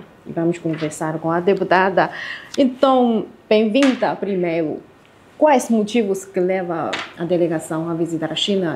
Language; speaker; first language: Portuguese; non-native, fluent; Chinese